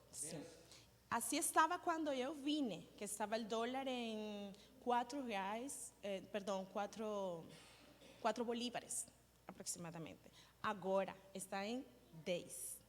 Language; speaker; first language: Portuguese; non-native, learner; Spanish